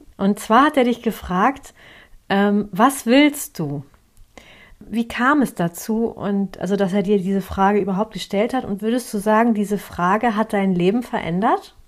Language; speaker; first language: German; early bilingual, other home language; Turkish